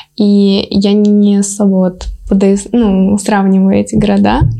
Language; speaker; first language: Russian; early bilingual, other home language; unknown